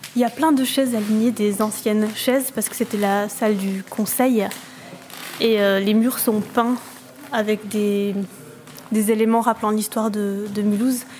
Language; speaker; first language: French; native; French